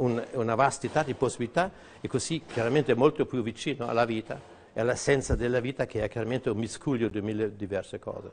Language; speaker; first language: Italian; non-native, fluent; German